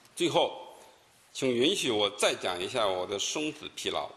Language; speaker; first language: Chinese; native; Chinese